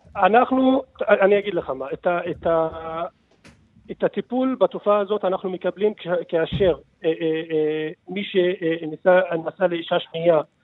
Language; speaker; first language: Hebrew; non-native, local second language; Arabic